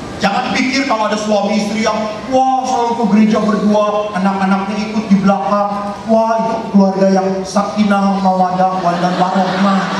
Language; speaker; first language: Indonesian; non-native, local second language; Javanese